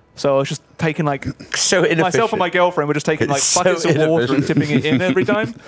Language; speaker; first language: English; native; English